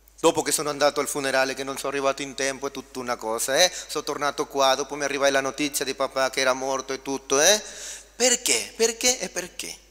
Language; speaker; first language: Italian; non-native, fluent; Spanish